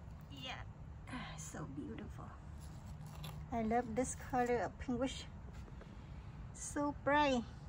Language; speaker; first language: English; non-native, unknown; Vietnamese